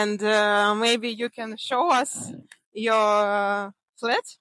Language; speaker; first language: English; non-native, fluent; Russian